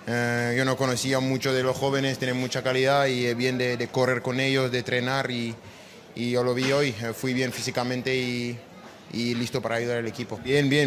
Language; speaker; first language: Spanish; non-native, fluent; French